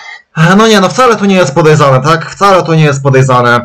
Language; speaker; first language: Polish; native; Polish